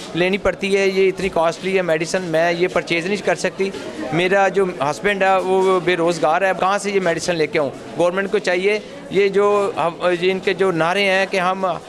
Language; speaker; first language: Urdu; non-native, local second language; Punjabi